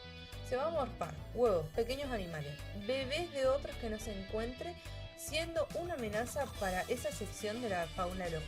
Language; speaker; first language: Spanish; native; Spanish